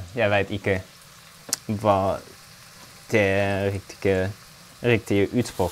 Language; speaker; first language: Norwegian; non-native, learner; Dutch